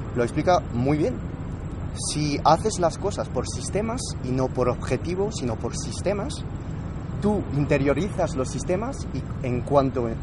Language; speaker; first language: Spanish; non-native, fluent; French